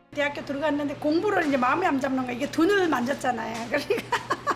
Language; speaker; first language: Korean; non-native, fluent; Nepali